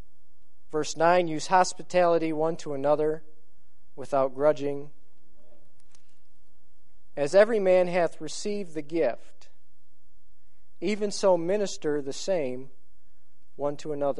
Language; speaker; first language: English; native; English